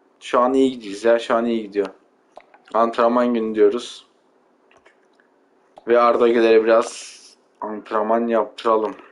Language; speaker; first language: Turkish; native; Turkish